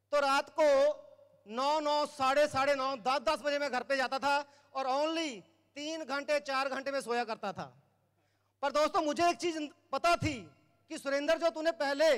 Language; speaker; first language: Hindi; native; Hindi